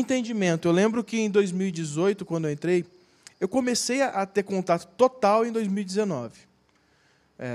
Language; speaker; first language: Portuguese; native; Portuguese